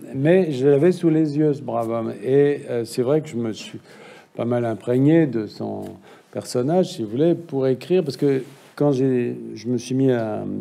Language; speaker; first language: French; native; French